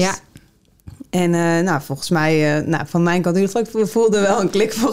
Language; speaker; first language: Dutch; native; Dutch